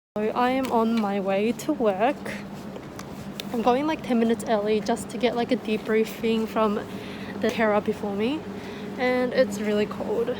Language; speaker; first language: English; non-native, fluent; Korean